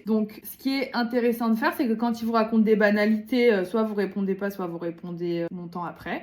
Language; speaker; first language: French; native; French